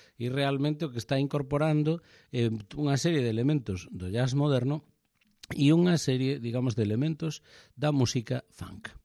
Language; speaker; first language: Galician; native; Galician